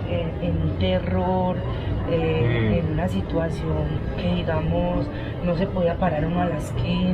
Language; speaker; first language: Spanish; native; Spanish